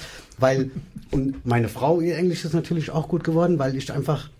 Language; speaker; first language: German; non-native, fluent; English